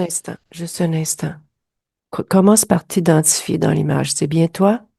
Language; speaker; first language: French; native; French